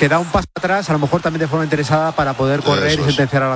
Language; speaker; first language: Spanish; native; Spanish